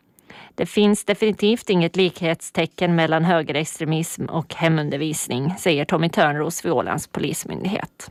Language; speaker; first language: Swedish; native; Swedish